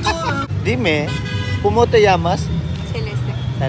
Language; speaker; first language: Spanish; non-native, learner; Telugu